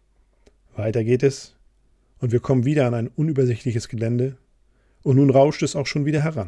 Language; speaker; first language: German; native; German